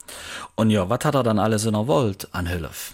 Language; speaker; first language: German; native; German